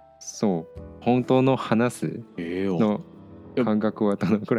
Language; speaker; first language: Japanese; non-native, fluent; Chinese